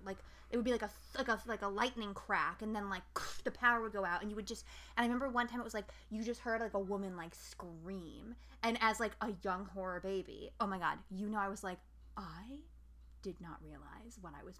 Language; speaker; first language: English; native; English